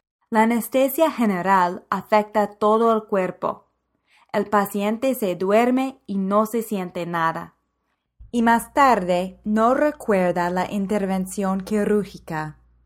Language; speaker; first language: Spanish; non-native, fluent; English